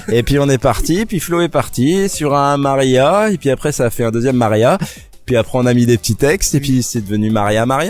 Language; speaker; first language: French; native; French